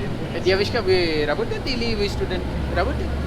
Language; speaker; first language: Russian; non-native, learner; Urdu